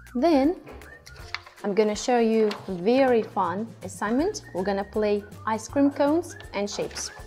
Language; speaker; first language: English; non-native, fluent; Russian